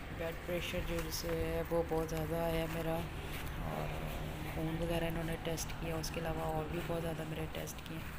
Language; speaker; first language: Urdu; native; Urdu